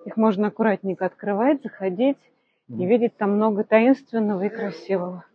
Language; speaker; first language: Russian; native; Russian